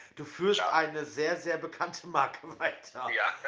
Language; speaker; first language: German; native; German